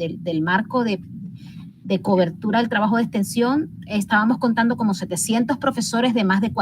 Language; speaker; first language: Spanish; native; Spanish